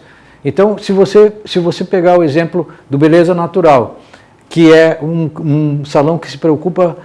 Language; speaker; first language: Portuguese; native; Portuguese